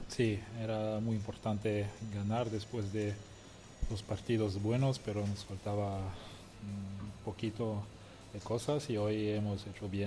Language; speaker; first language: Spanish; non-native, fluent; French